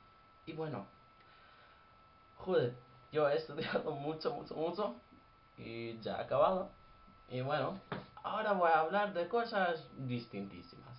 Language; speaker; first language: Spanish; non-native, fluent; English